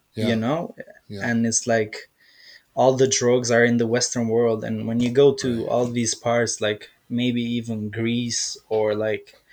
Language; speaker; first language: English; native; English